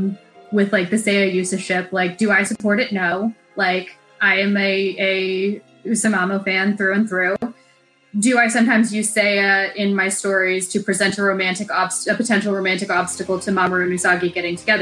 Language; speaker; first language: English; native; English